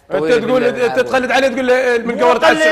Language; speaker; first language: Arabic; native; Arabic